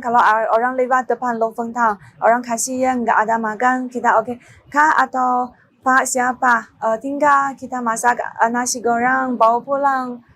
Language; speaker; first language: Indonesian; non-native, learner; Chinese